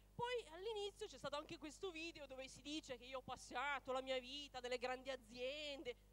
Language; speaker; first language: Italian; native; Italian